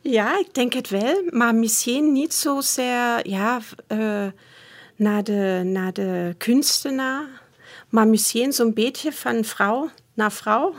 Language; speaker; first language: Dutch; non-native, fluent; German